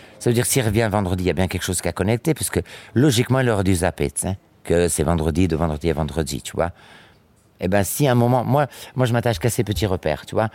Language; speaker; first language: French; native; French